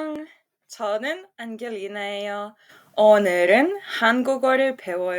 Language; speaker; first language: Korean; non-native, fluent; Serbian